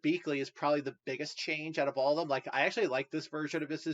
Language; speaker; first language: English; native; English